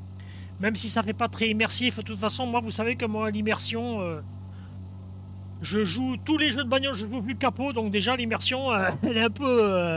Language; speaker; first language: French; native; French